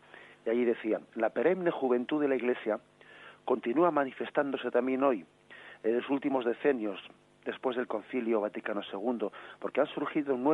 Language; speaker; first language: Spanish; native; Spanish